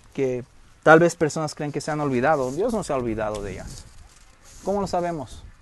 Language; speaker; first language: Spanish; early bilingual, heritage; Spanish